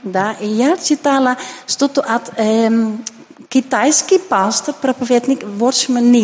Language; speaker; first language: Russian; non-native, learner; Dutch